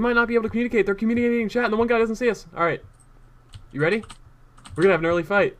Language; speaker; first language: English; native; English